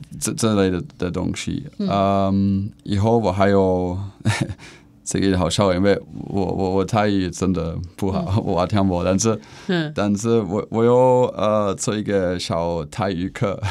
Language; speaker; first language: Chinese; non-native, learner; Czech